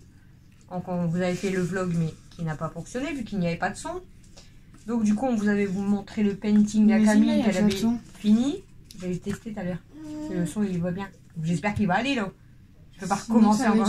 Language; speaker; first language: French; native; French